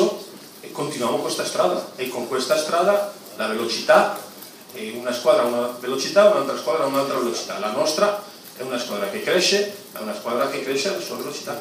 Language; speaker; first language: Italian; non-native, fluent; Spanish